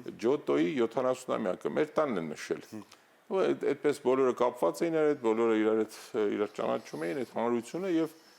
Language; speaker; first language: Armenian; native; Armenian